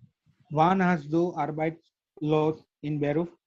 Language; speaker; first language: German; non-native, learner; Gujarati